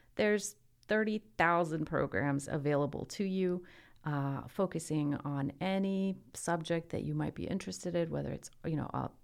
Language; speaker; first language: English; early bilingual, other home language; Italian